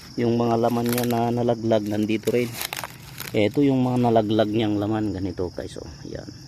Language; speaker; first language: Filipino; non-native, local second language; Iloko